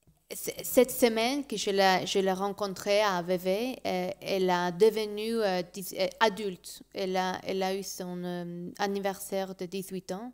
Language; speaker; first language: French; non-native, learner; Spanish